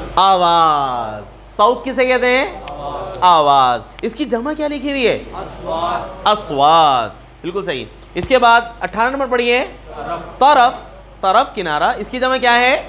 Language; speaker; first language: Urdu; native; Urdu